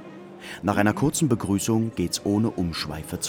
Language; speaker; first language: German; native; German